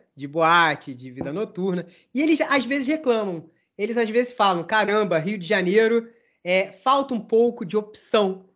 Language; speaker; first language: Portuguese; native; Portuguese